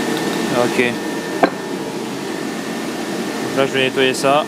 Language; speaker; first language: French; native; French